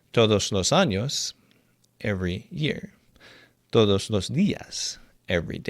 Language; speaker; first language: Spanish; non-native, fluent; English